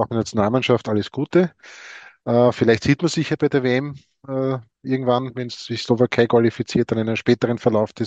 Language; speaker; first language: German; native; German